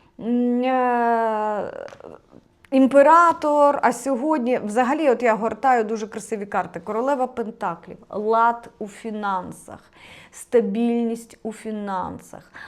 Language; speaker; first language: Ukrainian; non-native, local second language; Russian